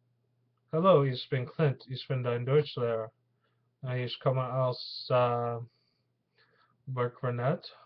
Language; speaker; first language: German; non-native, learner; English